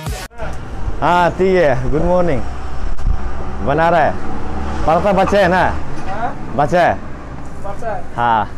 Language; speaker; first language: Hindi; non-native, local second language; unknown